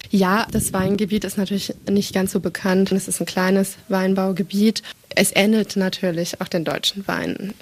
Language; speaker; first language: German; native; German